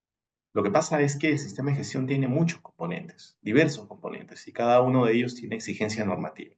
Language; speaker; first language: Spanish; native; Spanish